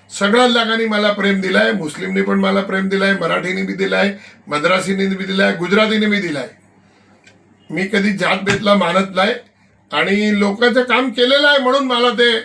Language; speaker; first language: Marathi; non-native, local second language; Gujarati